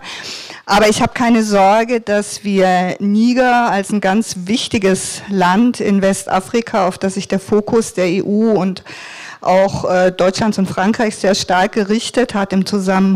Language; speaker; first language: German; native; German